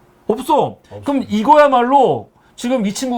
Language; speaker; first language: Korean; native; Korean